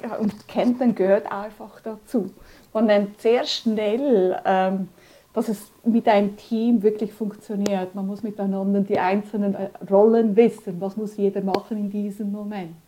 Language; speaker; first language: German; early bilingual, other home language; Spanish